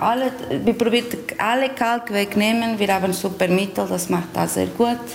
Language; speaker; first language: German; non-native, learner; Portuguese